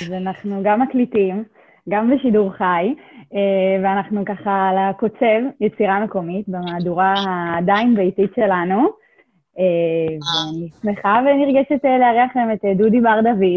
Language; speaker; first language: Hebrew; native; Hebrew